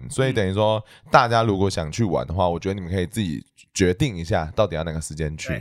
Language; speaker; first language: Chinese; native; Chinese